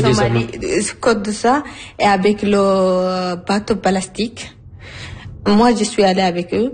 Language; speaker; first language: French; non-native, learner; Arabic